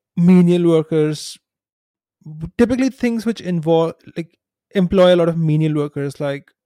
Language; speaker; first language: English; non-native, local second language; Hindi